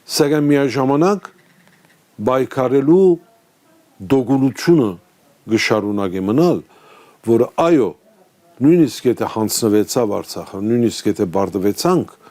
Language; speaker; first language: Armenian; early bilingual, heritage; Armenian